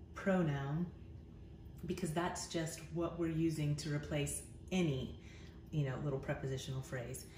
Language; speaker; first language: English; native; English